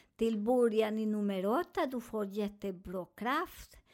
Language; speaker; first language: Swedish; non-native, learner; Spanish